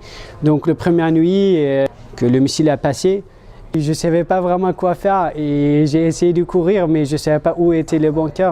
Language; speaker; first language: French; non-native, fluent; Turkish